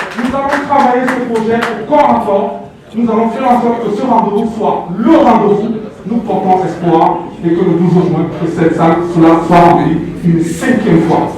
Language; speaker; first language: French; non-native, local second language; Lingala